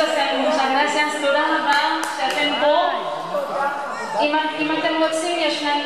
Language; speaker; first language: Hebrew; non-native, learner; French